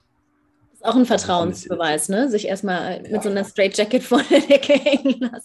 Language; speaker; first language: German; native; German